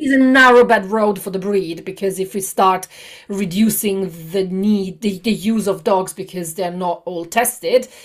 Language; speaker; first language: English; non-native, fluent; Italian